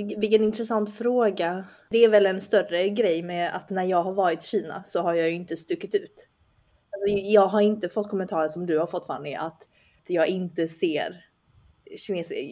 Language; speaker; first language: Swedish; early bilingual, other home language; Chinese